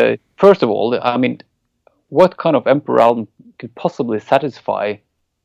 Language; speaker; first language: English; non-native, fluent; Norwegian